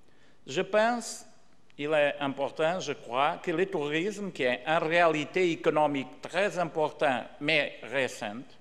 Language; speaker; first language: French; non-native, learner; Portuguese